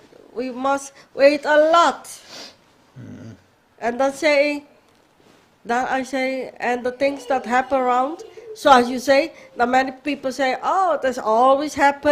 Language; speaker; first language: English; non-native, learner; Papiamento